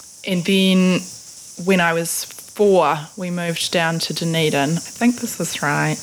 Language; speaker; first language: English; native; English